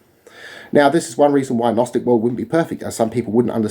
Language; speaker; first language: English; native; English